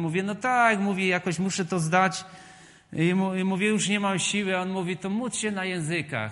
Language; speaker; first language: Polish; native; Polish